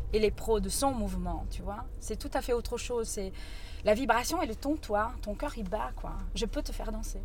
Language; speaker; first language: French; non-native, fluent; Portuguese